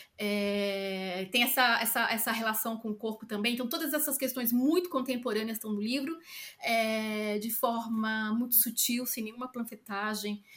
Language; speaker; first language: Portuguese; native; Portuguese